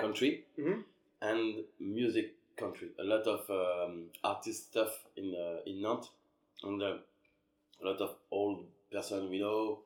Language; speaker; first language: English; non-native, learner; French